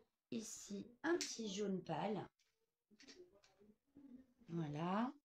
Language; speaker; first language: French; native; French